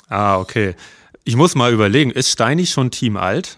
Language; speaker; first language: German; native; German